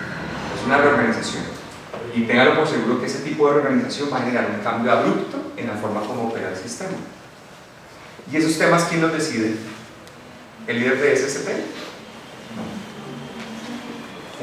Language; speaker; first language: Spanish; native; Spanish